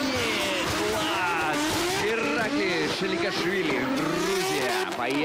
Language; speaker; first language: Russian; native; Russian